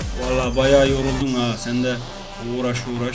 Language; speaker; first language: Turkish; native; Turkish